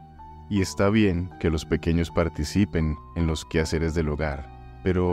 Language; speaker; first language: Spanish; native; Spanish